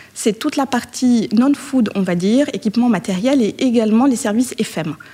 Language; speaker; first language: French; non-native, local second language; Arabic